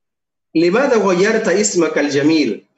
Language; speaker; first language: Arabic; non-native, fluent; Indonesian